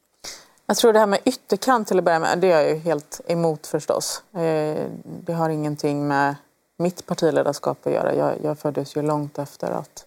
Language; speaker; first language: Swedish; early bilingual, other home language; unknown